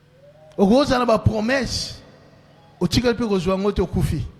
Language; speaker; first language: French; non-native, local second language; Lingala